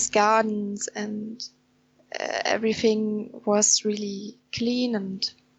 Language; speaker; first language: English; non-native, fluent; German